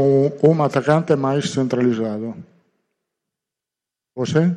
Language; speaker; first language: Portuguese; non-native, learner; Italian